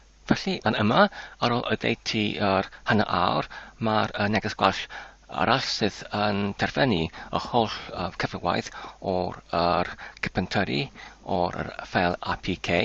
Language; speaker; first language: Welsh; non-native, learner; English